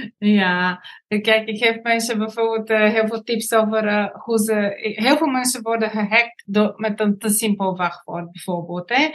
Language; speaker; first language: Dutch; non-native, fluent; Bulgarian